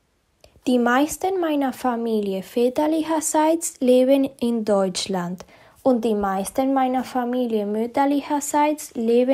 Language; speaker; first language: German; early bilingual, heritage; German